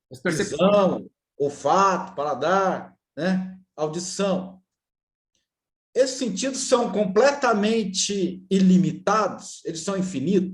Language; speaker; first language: Portuguese; native; Portuguese